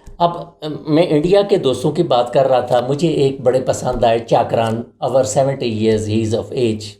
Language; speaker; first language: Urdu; non-native, local second language; Punjabi